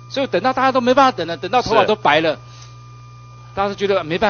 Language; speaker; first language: Chinese; native; Chinese